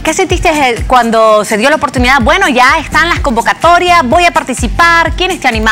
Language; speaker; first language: Spanish; native; Spanish